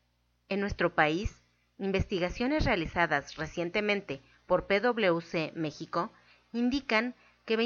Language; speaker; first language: Spanish; native; Spanish